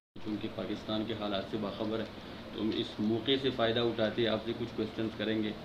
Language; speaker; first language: Urdu; non-native, local second language; Pashto